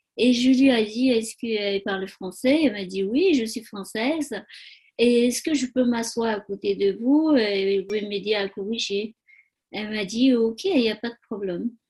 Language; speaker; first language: French; non-native, learner; Tibetan